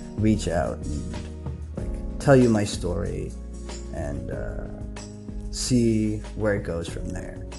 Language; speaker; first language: English; non-native, local second language; Nepali